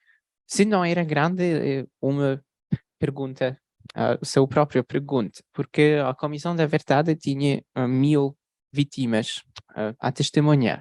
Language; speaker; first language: Portuguese; non-native, fluent; Polish